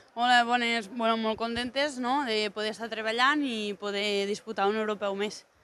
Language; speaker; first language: Catalan; native; Catalan